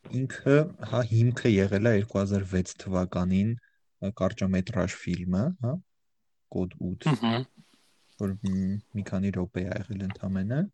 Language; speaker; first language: Armenian; native; Armenian